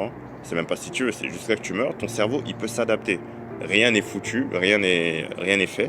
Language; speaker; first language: French; native; French